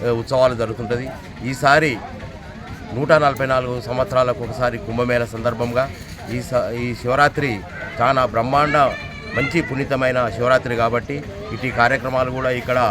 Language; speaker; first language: Telugu; native; Telugu